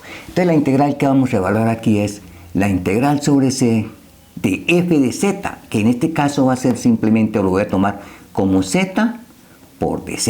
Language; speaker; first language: Spanish; native; Spanish